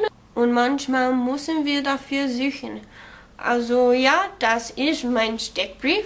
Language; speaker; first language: German; non-native, learner; English